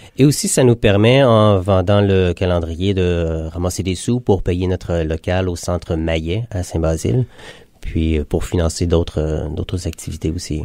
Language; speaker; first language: French; native; French